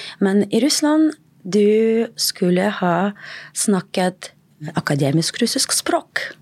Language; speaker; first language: Norwegian; non-native, fluent; Russian